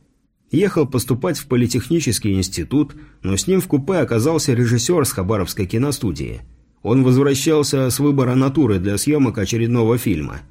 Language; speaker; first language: Russian; native; Russian